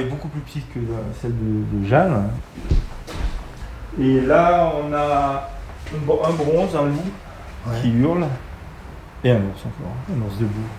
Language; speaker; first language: French; native; French